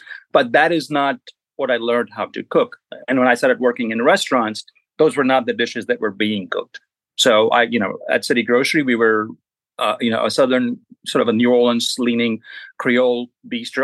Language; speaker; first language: English; non-native, local second language; Gujarati